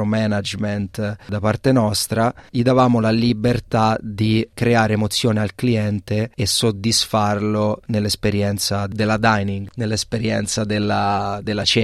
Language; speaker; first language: Italian; native; Italian